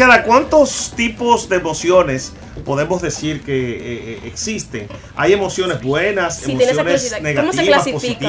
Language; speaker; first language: Spanish; native; Spanish